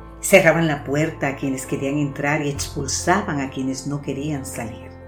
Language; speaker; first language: Spanish; native; Spanish